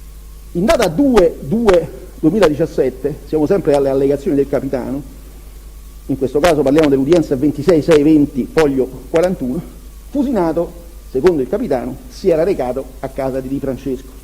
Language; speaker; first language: Italian; native; Italian